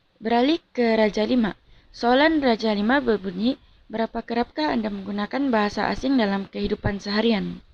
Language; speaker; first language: Malay; native; Malay